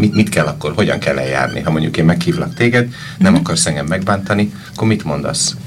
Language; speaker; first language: Hungarian; native; Hungarian